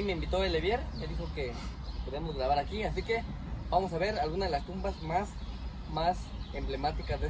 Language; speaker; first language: Spanish; native; Spanish